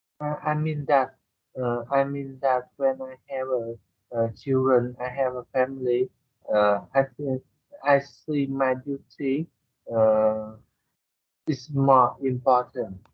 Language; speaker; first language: English; non-native, learner; Vietnamese